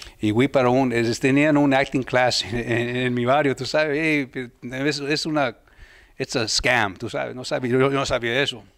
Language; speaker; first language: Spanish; early bilingual, heritage; Spanish